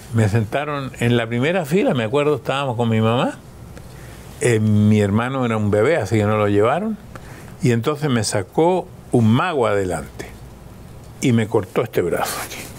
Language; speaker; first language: Spanish; early bilingual, other home language; German